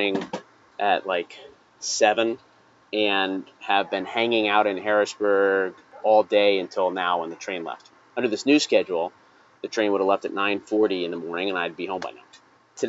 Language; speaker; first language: English; native; English